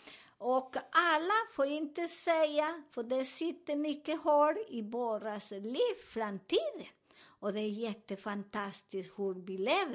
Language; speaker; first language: Swedish; non-native, fluent; Spanish